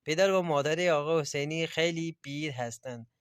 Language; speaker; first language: Persian; non-native, fluent; Urdu